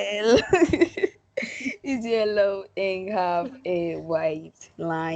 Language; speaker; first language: English; non-native, learner; Spanish